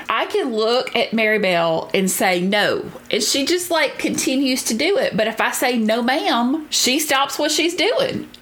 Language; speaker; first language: English; native; English